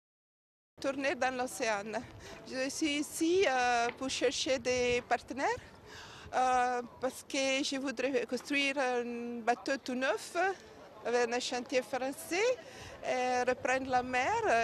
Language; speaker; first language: French; non-native, learner; Italian